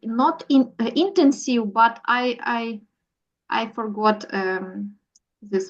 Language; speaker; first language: English; non-native, learner; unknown